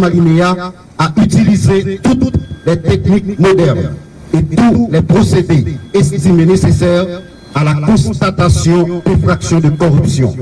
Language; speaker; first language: French; non-native, local second language; Haitian Creole